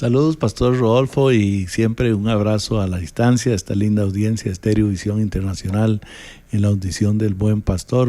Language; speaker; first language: Spanish; native; Spanish